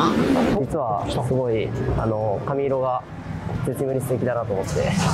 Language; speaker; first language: Japanese; native; Japanese